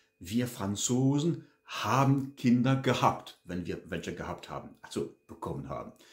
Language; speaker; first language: German; non-native, fluent; French